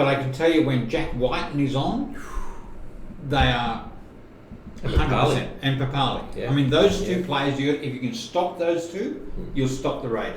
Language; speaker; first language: English; native; English